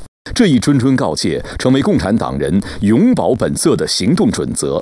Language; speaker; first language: Chinese; native; Chinese